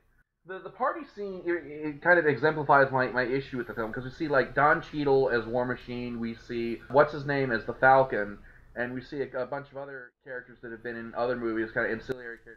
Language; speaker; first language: English; native; English